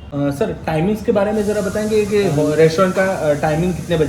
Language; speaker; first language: Hindi; native; Hindi